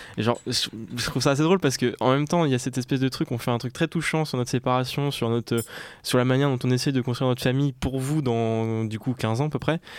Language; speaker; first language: French; native; French